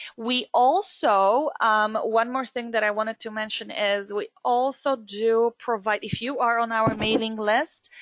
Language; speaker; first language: English; non-native, fluent; Polish